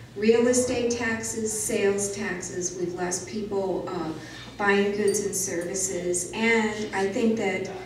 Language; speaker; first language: English; native; English